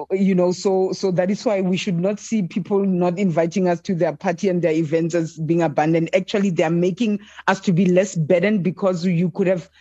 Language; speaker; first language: English; non-native, local second language; Southern Sotho